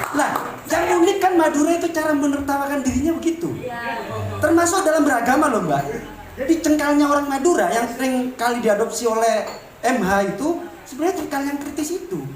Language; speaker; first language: Indonesian; non-native, local second language; Madurese